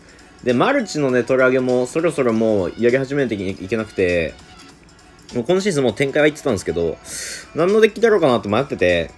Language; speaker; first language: Japanese; native; Japanese